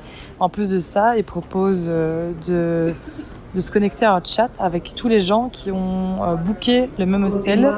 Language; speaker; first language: French; native; French